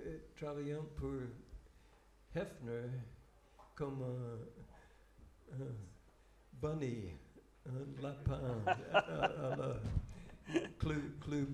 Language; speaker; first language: French; non-native, fluent; English